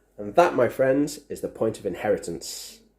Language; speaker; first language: English; native; English